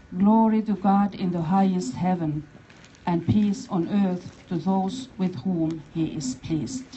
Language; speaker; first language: English; non-native, fluent; Finnish